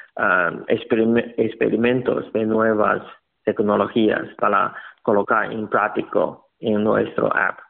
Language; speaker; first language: Spanish; non-native, learner; Chinese